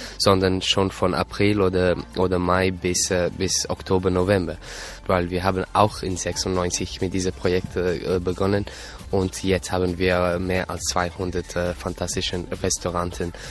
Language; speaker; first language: German; non-native, learner; Croatian